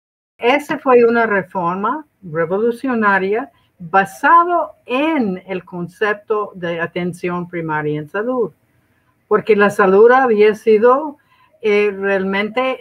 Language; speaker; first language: Spanish; non-native, fluent; English